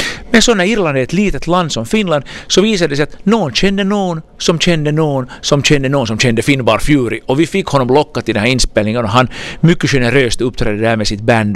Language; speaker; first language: Swedish; native; Swedish